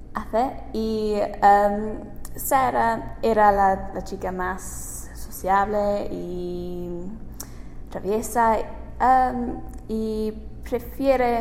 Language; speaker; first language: Spanish; non-native, learner; English